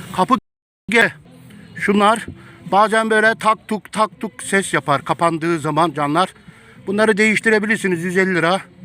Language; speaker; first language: Turkish; native; Turkish